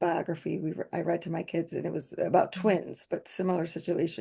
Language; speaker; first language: English; native; English